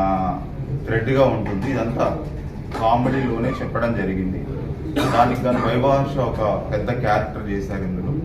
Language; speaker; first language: Telugu; native; Telugu